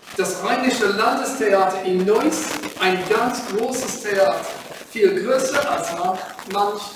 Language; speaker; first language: German; non-native, learner; English